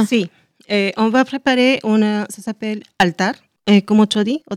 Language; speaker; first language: French; non-native, learner; Spanish